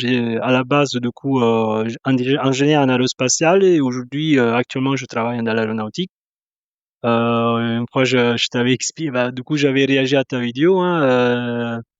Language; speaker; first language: French; non-native, fluent; Italian